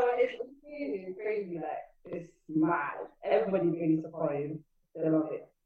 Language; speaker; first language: English; native; English